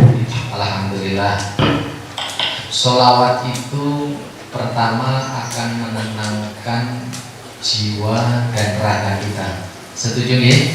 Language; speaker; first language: Indonesian; non-native, local second language; Javanese